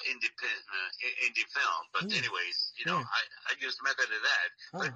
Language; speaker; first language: English; native; English